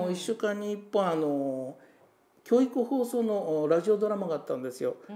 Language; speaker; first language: Japanese; native; Japanese